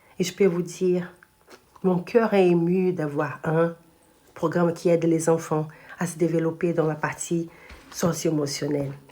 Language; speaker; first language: French; non-native, fluent; Portuguese